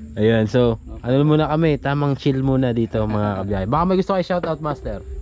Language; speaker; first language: Filipino; native; Filipino